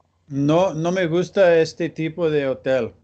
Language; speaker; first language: Spanish; non-native, learner; English